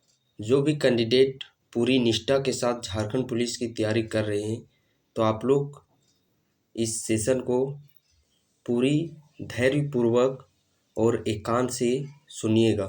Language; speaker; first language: Hindi; native; Hindi